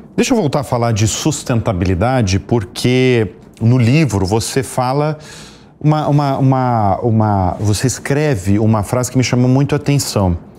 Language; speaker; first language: Portuguese; native; Portuguese